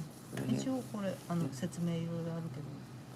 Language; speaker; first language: Japanese; native; Japanese